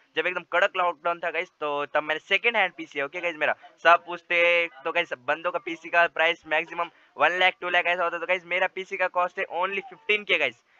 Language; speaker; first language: Hindi; non-native, local second language; Marathi